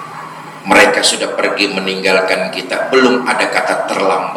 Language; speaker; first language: Indonesian; native; Indonesian